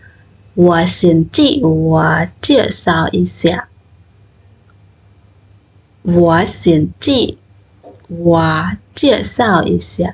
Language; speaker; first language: Chinese; non-native, learner; Khmer